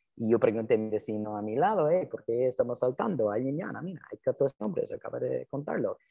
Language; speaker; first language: Spanish; non-native, fluent; English